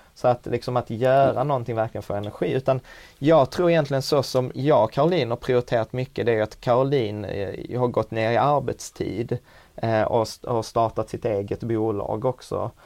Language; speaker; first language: Swedish; early bilingual, other home language; Czech